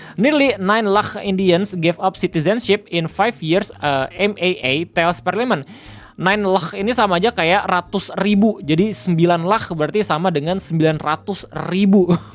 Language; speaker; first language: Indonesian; native; Indonesian